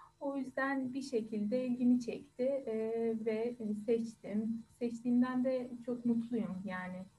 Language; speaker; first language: Turkish; non-native, fluent; Persian